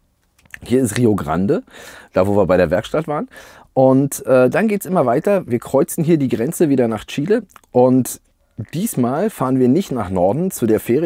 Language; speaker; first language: German; native; German